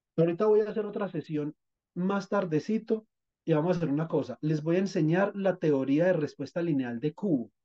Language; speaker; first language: Spanish; native; Spanish